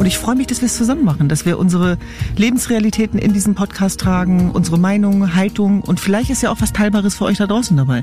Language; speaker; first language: German; early bilingual, other home language; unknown